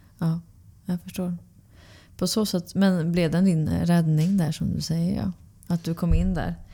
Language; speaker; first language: Swedish; native; Swedish